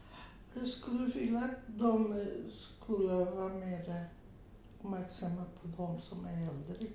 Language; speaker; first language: Swedish; non-native, fluent; Portuguese